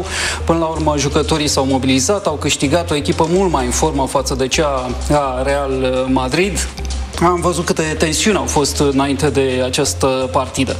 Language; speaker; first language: Romanian; native; Romanian